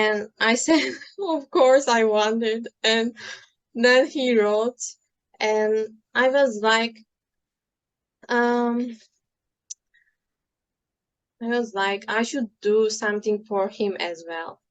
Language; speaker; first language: English; non-native, fluent; Turkish